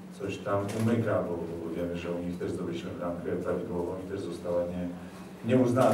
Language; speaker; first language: Polish; native; Polish